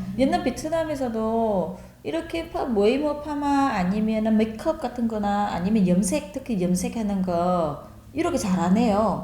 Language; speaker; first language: Korean; non-native, learner; Vietnamese